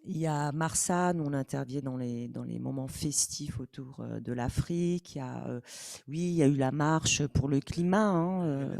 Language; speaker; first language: French; native; French